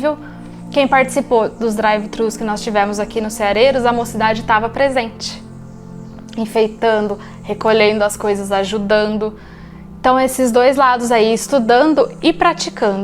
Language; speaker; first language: Portuguese; native; Portuguese